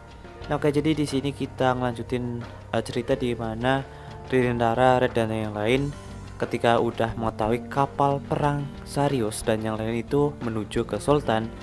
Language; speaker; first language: Indonesian; native; Indonesian